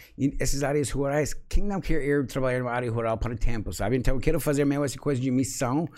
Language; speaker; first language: Portuguese; non-native, fluent; English